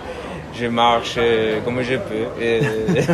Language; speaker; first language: French; non-native, learner; Spanish